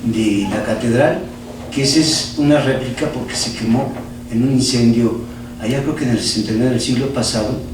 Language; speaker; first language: Spanish; native; Spanish